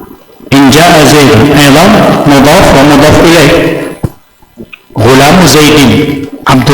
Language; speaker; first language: Arabic; non-native, fluent; Indonesian